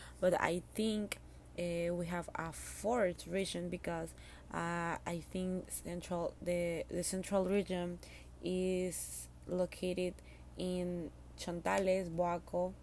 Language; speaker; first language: English; non-native, learner; Spanish